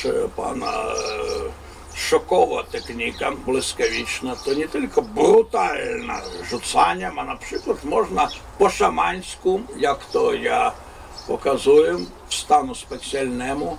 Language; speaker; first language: Polish; non-native, fluent; Russian